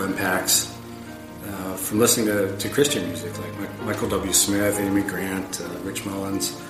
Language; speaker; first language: English; native; English